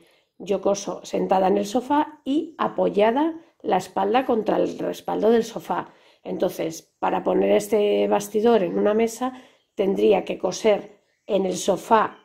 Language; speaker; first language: Spanish; native; Spanish